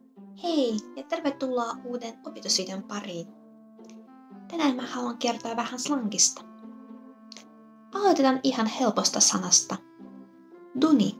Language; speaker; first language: Finnish; non-native, learner; Russian